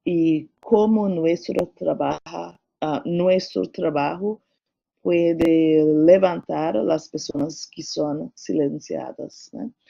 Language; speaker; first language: Spanish; non-native, learner; English